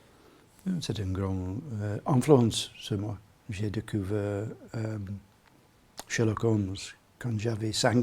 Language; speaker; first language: French; non-native, learner; English